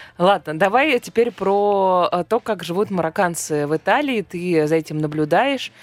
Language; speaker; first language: Russian; native; Russian